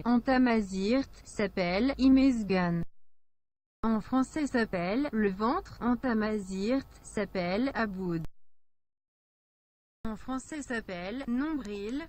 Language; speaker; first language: French; non-native, learner; Berber languages